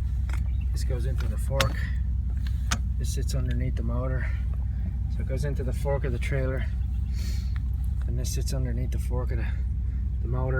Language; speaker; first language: English; native; English